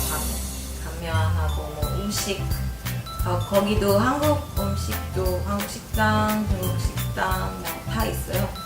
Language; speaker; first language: Korean; non-native, learner; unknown